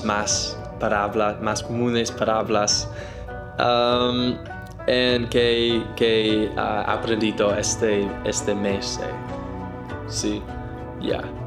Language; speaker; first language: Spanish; non-native, learner; English